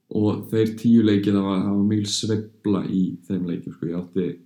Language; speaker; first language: Icelandic; early bilingual, heritage; Icelandic